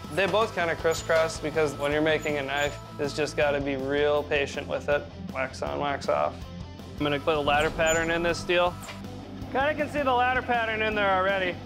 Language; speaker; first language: English; native; English